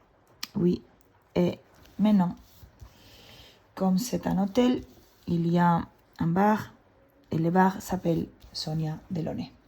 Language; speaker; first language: French; non-native, fluent; Spanish